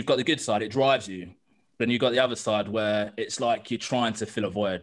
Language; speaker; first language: English; native; English